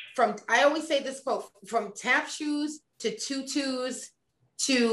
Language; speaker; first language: English; native; English